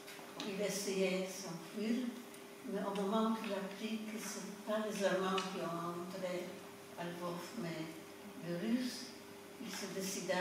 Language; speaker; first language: French; non-native, fluent; Polish